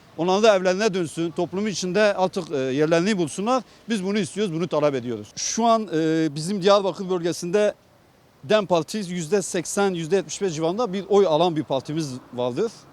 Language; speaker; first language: Turkish; non-native, local second language; Kurdish